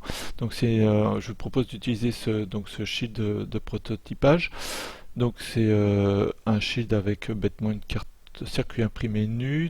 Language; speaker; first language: French; native; French